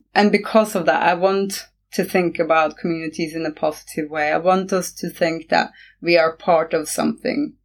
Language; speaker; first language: English; non-native, fluent; Norwegian